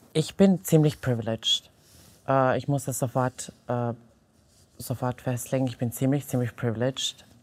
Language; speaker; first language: German; non-native, fluent; Serbian